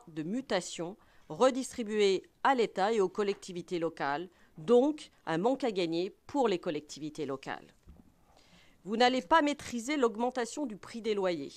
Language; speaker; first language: French; native; French